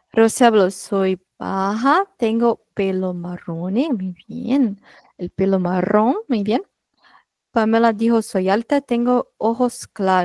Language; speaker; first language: Spanish; non-native, fluent; Portuguese